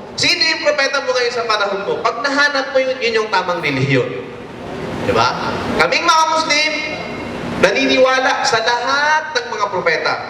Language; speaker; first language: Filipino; non-native, local second language; Waray